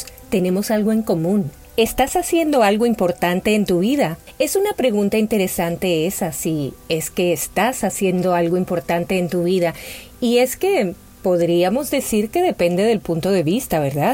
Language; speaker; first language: Spanish; native; Spanish